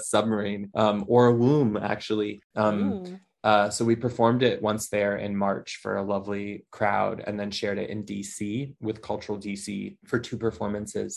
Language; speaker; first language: English; native; English